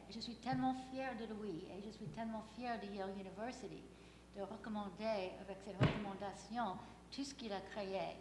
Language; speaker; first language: French; non-native, fluent; English